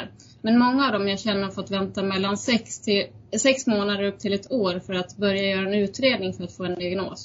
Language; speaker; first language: Swedish; native; Swedish